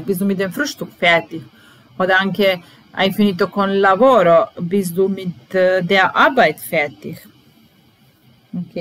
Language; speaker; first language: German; non-native, fluent; Italian